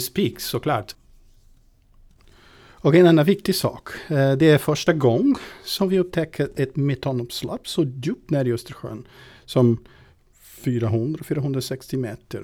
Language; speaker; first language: Swedish; non-native, fluent; Portuguese